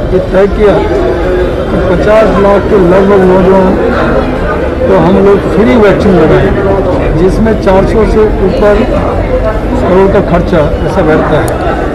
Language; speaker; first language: Hindi; native; Hindi